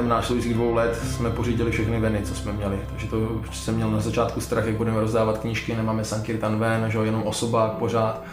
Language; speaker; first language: Czech; native; Czech